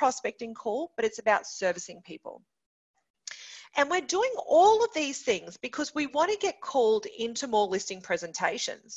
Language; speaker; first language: English; native; English